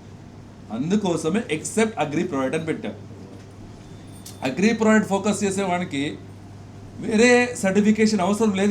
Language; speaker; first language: Telugu; native; Telugu